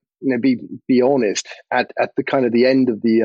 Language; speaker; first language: English; native; English